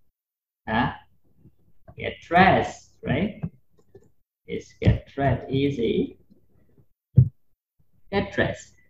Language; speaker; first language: English; non-native, fluent; Vietnamese